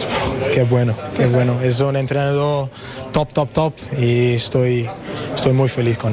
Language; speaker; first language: Spanish; non-native, learner; English